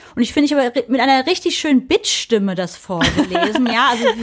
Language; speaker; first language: German; early bilingual, other home language; English